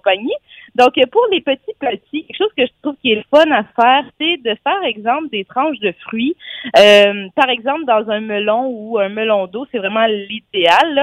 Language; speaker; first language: French; native; French